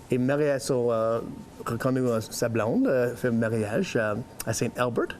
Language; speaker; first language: French; non-native, learner; English